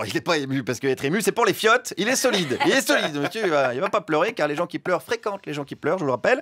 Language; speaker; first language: French; native; French